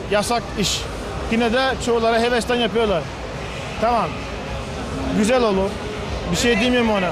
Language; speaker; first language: Turkish; early bilingual, heritage; Turkish